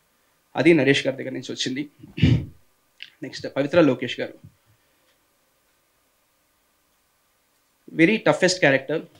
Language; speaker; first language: Telugu; native; Telugu